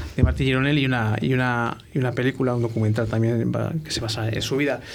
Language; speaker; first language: Spanish; native; Spanish